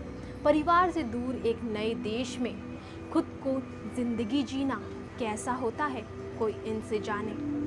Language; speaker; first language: Hindi; native; Hindi